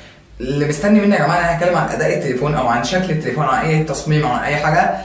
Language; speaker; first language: Arabic; native; Arabic